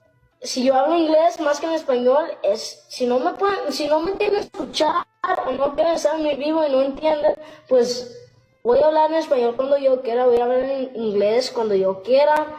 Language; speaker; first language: Spanish; early bilingual, heritage; Spanish